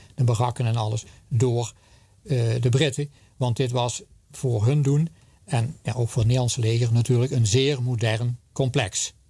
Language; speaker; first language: Dutch; native; Dutch